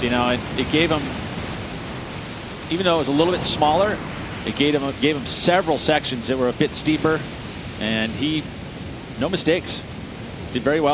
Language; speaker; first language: English; native; English